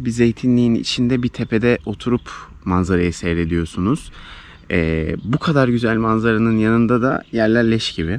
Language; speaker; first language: Turkish; native; Turkish